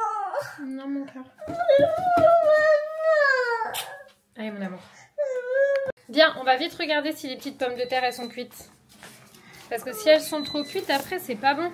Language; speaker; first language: French; native; French